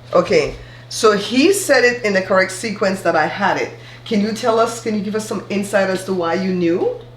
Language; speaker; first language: English; native; English